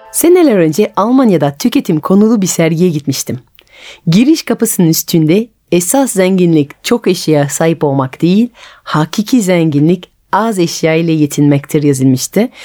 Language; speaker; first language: Turkish; non-native, fluent; French